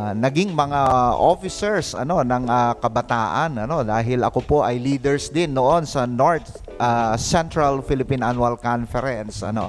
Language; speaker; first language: Filipino; non-native, local second language; Iloko